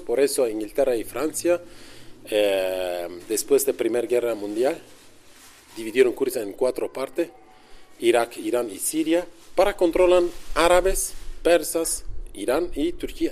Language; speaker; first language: Spanish; non-native, learner; Kurdish